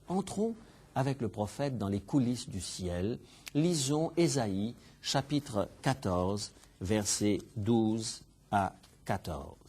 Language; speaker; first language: French; native; French